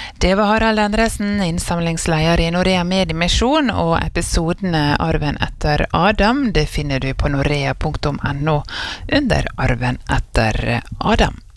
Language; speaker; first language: Norwegian; native; Norwegian